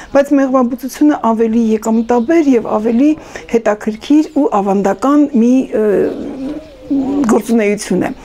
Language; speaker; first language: Armenian; native; Armenian